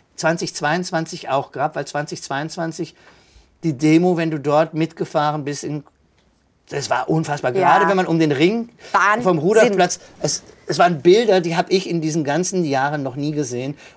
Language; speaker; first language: German; native; German